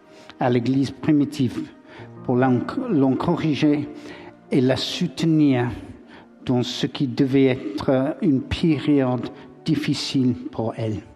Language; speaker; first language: French; non-native, learner; English